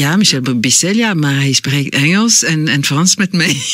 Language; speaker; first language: Dutch; non-native, learner; French